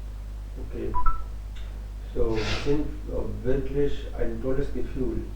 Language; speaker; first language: German; non-native, fluent; Hindi